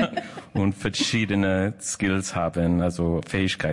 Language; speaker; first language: German; non-native, fluent; English